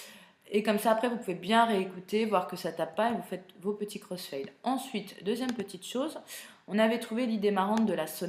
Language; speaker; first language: French; native; French